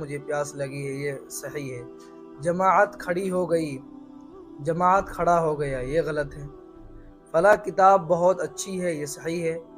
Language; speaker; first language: Urdu; native; Urdu